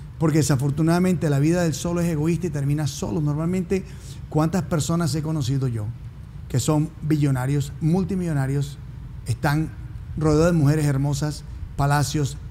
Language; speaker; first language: Spanish; native; Spanish